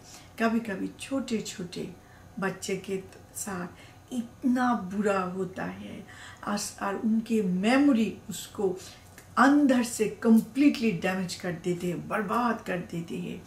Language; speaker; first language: Hindi; non-native, learner; Bangla